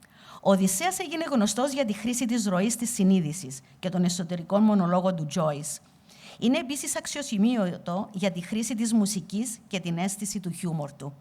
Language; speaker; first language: Greek; native; Greek